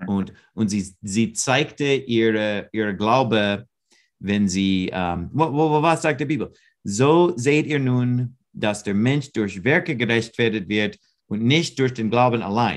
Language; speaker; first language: German; non-native, fluent; English